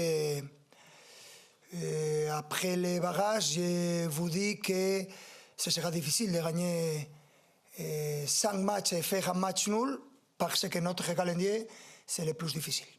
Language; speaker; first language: French; non-native, fluent; Spanish